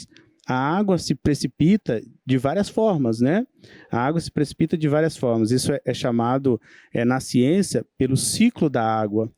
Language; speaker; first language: Portuguese; native; Portuguese